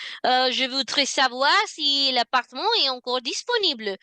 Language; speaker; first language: French; non-native, fluent; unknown